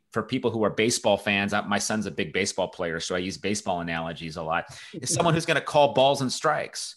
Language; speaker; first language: English; native; English